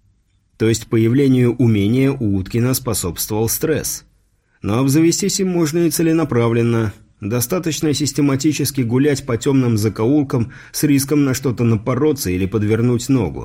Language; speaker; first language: Russian; native; Russian